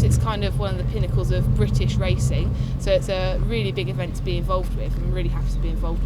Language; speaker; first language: English; native; English